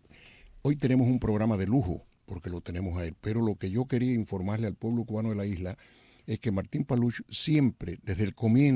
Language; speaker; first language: Spanish; native; Spanish